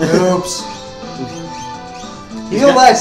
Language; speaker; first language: English; native; English